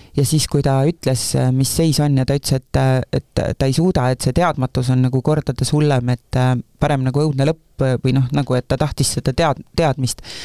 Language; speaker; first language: Estonian; native; Estonian